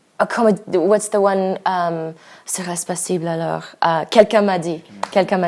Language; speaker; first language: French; non-native, learner; English